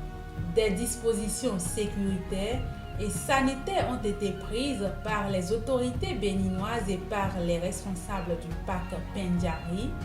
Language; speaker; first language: French; native; French